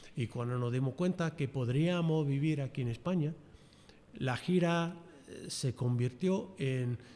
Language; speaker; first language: Spanish; non-native, fluent; English